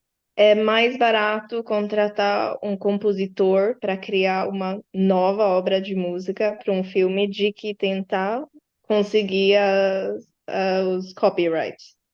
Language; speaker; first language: Portuguese; early bilingual, heritage; Portuguese